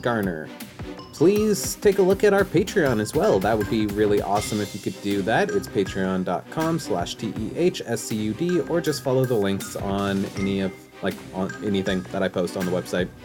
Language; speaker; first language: English; native; English